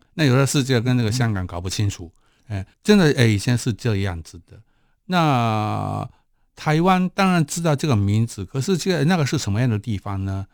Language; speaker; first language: Chinese; non-native, fluent; Japanese